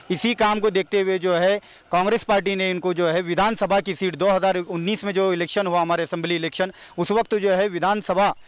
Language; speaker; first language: Hindi; non-native, local second language; Marathi